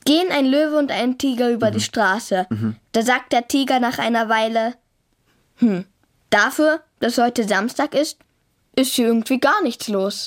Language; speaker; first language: German; native; German